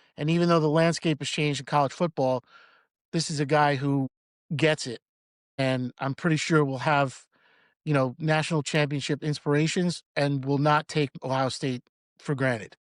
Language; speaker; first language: English; native; English